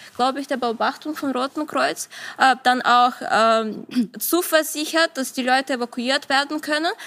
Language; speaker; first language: German; non-native, fluent; Ukrainian